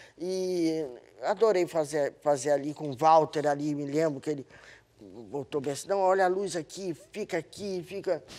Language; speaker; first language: Portuguese; native; Portuguese